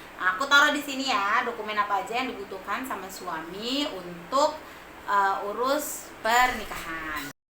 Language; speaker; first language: Indonesian; native; Indonesian